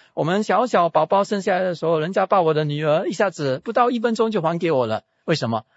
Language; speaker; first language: Chinese; native; Chinese